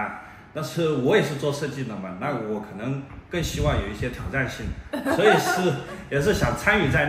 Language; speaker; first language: Chinese; native; Chinese